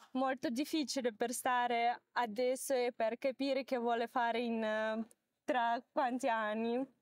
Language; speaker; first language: Italian; non-native, learner; Ukrainian